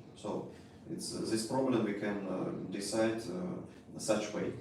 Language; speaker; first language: English; non-native, learner; Russian